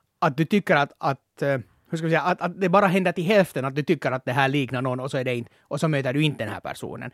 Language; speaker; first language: Swedish; native; Swedish